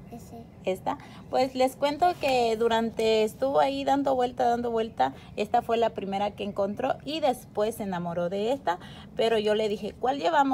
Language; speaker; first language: Spanish; native; Spanish